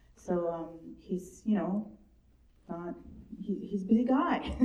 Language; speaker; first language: English; native; English